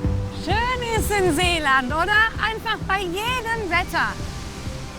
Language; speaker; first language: German; native; German